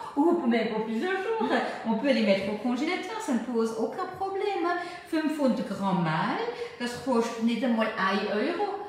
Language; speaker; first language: French; native; French